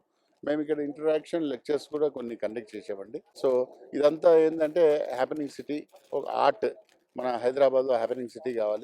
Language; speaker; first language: Telugu; native; Telugu